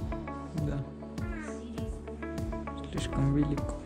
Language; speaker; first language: Russian; non-native, learner; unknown